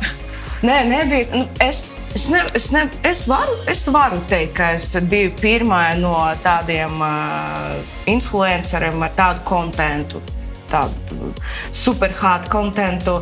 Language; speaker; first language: Latvian; non-native, local second language; Russian